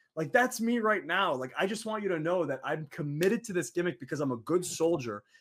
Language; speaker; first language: English; early bilingual, other home language; Arabic